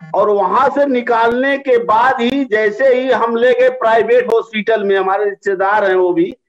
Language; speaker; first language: Hindi; native; Hindi